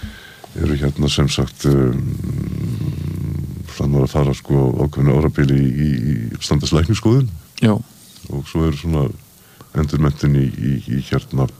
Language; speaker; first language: Icelandic; native; Icelandic